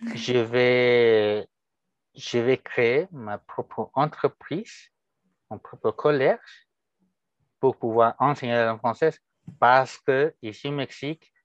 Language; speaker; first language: French; non-native, fluent; Spanish